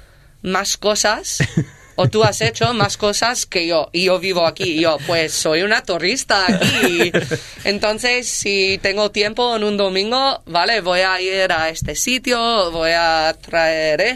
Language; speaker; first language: Spanish; non-native, learner; English